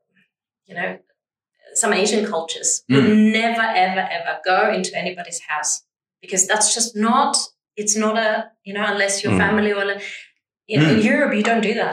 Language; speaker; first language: English; non-native, fluent; German